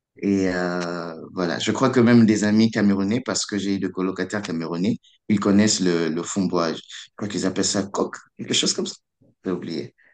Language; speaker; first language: French; non-native, local second language; Lingala